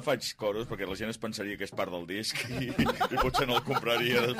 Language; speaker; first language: Catalan; native; Catalan